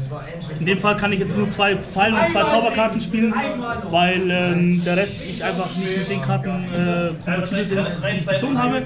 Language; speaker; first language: German; native; German